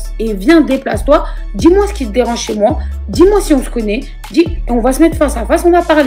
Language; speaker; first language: French; native; French